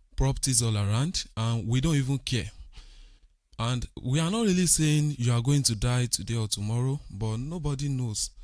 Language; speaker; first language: English; non-native, local second language; Yoruba